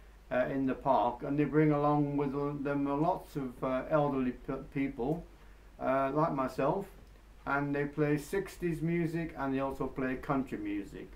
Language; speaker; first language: English; native; English